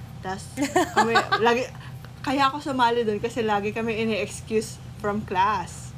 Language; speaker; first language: Filipino; native; Filipino